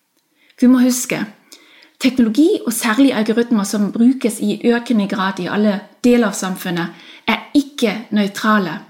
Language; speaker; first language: Norwegian; non-native, fluent; German